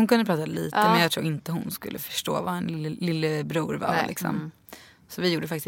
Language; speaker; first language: Swedish; native; Swedish